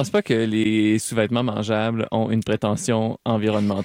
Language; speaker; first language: French; native; French